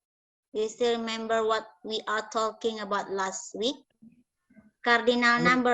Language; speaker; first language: English; non-native, learner; Indonesian